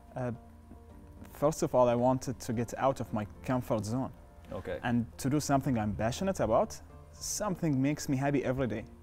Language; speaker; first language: English; non-native, fluent; Arabic